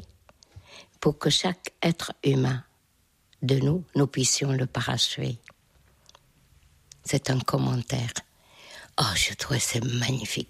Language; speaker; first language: French; non-native, fluent; Hungarian